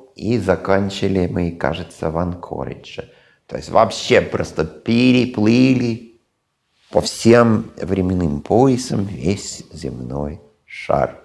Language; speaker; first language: Russian; non-native, fluent; English